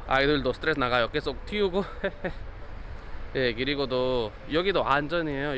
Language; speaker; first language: Korean; non-native, learner; Spanish